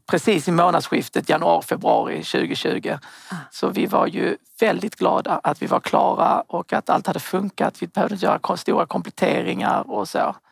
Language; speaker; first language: Swedish; native; Swedish